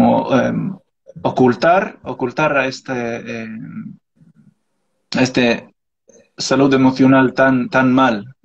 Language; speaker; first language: Spanish; non-native, learner; Arabic